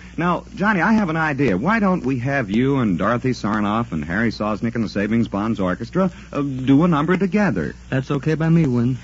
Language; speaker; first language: English; native; English